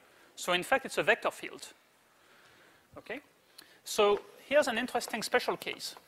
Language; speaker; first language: English; native; English